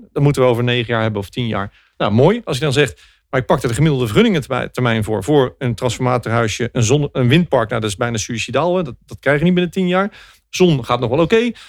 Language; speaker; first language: Dutch; native; Dutch